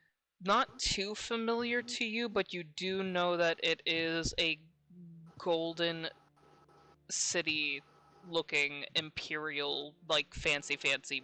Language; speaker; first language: English; native; English